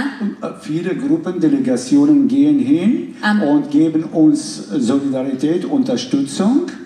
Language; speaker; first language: German; non-native, fluent; Arabic